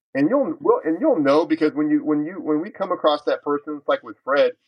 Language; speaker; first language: English; native; English